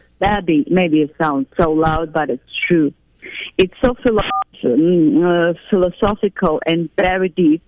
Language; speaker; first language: English; non-native, fluent; Ukrainian